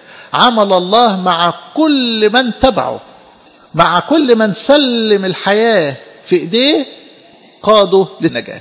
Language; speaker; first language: Arabic; native; Arabic